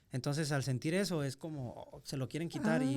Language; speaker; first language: Spanish; native; Spanish